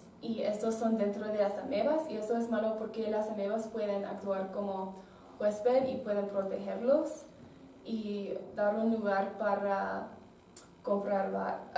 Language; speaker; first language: Spanish; non-native, learner; English